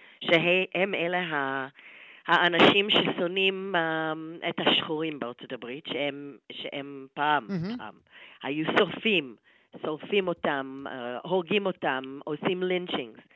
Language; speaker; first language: Hebrew; non-native, fluent; English